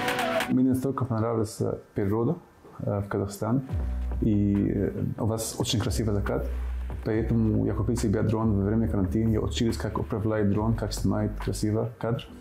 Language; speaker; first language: Russian; non-native, fluent; Arabic